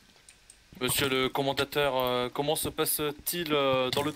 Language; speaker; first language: French; native; French